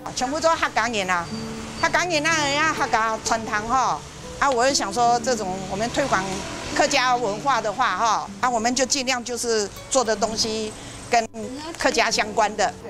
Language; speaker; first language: Chinese; native; Chinese